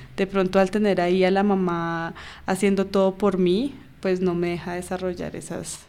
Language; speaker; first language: Spanish; native; Spanish